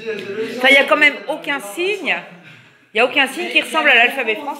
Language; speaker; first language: French; native; French